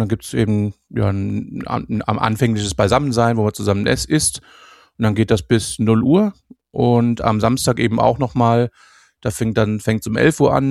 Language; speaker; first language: German; native; German